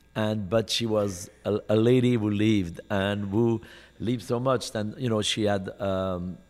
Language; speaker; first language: English; non-native, fluent; French